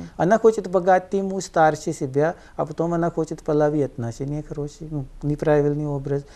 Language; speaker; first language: Russian; non-native, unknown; Punjabi